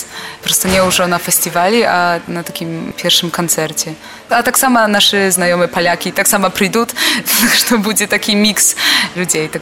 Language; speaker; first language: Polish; non-native, learner; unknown